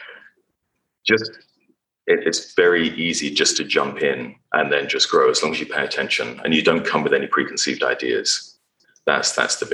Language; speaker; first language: English; native; English